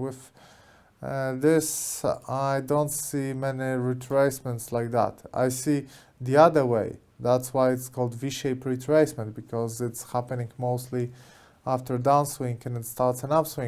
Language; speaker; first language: English; non-native, fluent; Polish